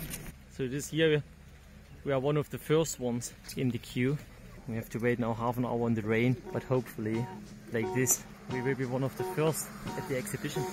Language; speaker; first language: English; non-native, fluent; German